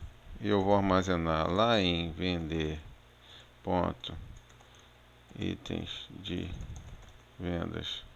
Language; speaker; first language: Portuguese; native; Portuguese